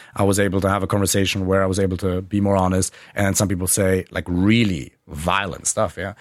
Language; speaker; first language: English; non-native, fluent; German